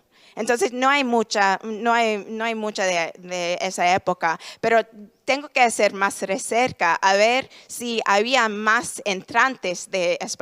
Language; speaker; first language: Spanish; non-native, learner; English